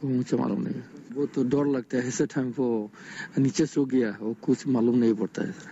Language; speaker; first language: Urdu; non-native, learner; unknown